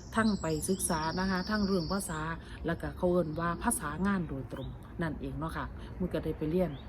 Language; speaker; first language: Thai; native; Thai